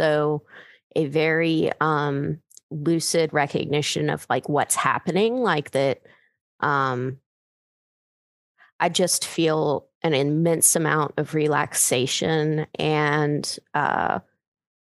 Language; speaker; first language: English; native; English